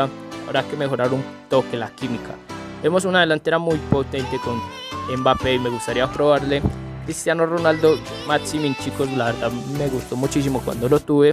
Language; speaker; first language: Spanish; native; Spanish